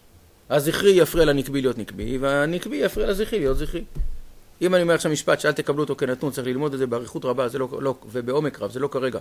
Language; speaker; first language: Hebrew; native; Hebrew